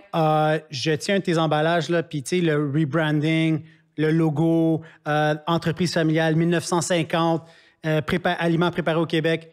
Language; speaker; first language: French; native; French